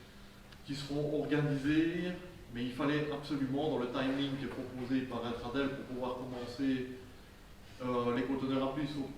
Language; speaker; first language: French; native; French